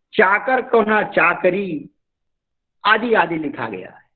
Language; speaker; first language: Hindi; non-native, local second language; Odia